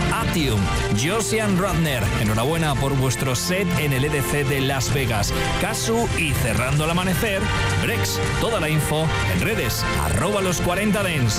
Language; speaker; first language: Spanish; native; Spanish